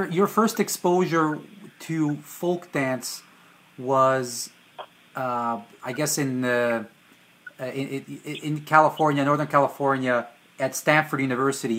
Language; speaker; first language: English; early bilingual, other home language; Hungarian